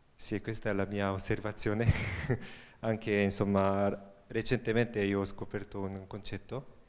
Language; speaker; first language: Italian; non-native, fluent; Korean